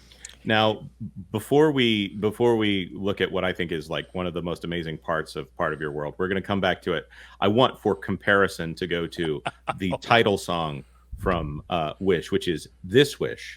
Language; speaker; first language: English; native; English